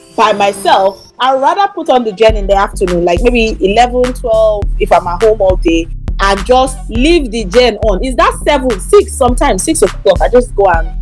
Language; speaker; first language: English; non-native, local second language; Yoruba